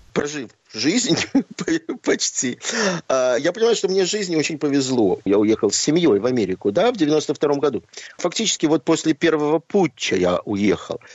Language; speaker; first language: Russian; native; Russian